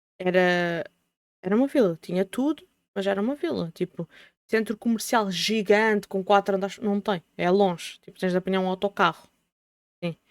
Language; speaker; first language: Portuguese; native; Portuguese